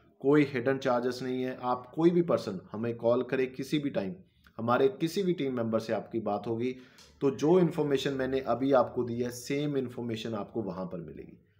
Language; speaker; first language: Hindi; non-native, local second language; Punjabi